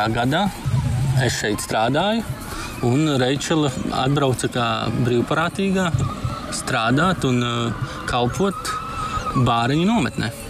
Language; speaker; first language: Latvian; native; Latvian